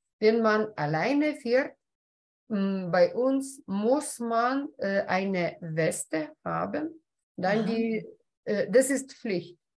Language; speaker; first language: German; non-native, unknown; Lithuanian